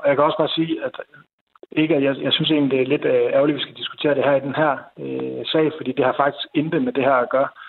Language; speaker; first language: Danish; native; Danish